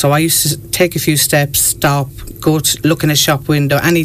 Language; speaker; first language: English; native; English